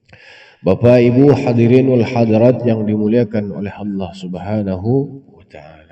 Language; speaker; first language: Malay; non-native, local second language; Banjar